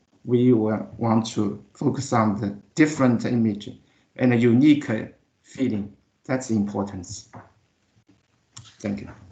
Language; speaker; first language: English; non-native, learner; Chinese